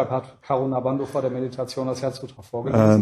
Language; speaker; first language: German; native; German